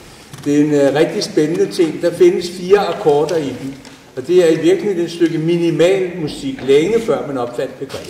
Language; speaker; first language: Danish; native; Danish